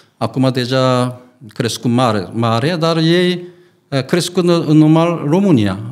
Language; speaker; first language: Romanian; non-native, learner; Korean